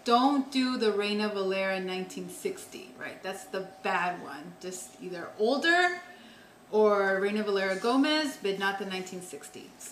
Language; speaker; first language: English; native; English